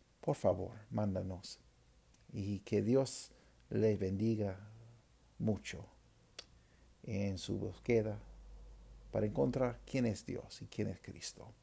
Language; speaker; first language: Spanish; non-native, fluent; English